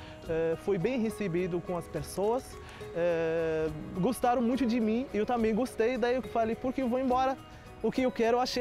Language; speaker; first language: Portuguese; non-native, learner; Arabic